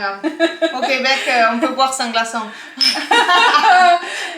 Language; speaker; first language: French; native; French